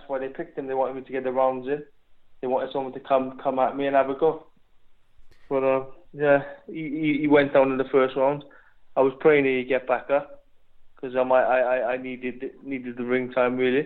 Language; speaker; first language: English; native; English